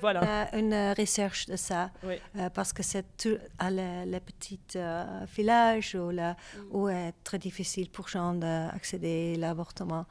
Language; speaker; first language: French; non-native, learner; Dutch